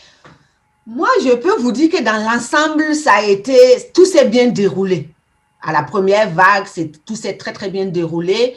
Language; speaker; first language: French; non-native, local second language; Mossi